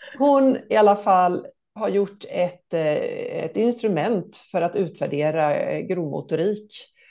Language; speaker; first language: Swedish; native; Swedish